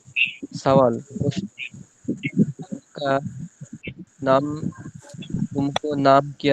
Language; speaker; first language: Hindi; non-native, learner; Bangla